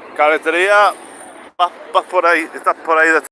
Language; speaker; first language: Spanish; non-native, fluent; English